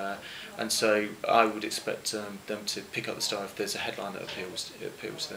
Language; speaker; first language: English; native; English